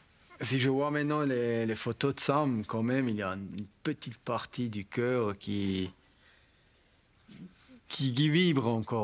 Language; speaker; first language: French; non-native, local second language; German